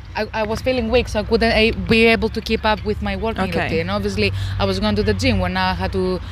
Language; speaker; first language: English; non-native, fluent; Greek